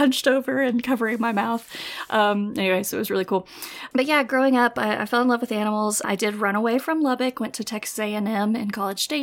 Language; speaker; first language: English; native; English